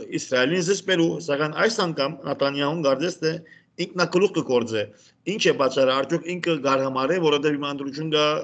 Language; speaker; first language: Armenian; native; Armenian